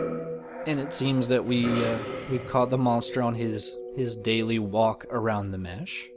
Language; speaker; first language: English; native; English